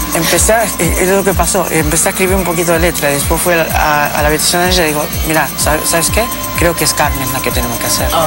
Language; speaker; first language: Spanish; early bilingual, heritage; Spanish